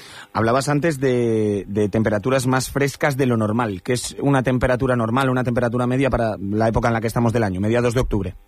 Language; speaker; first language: Spanish; native; Spanish